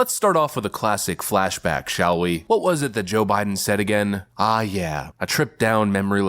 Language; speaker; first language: English; native; English